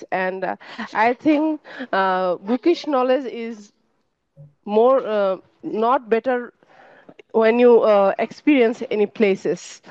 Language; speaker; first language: English; non-native, learner; Bangla